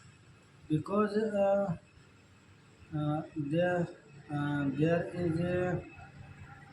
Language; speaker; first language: English; non-native, learner; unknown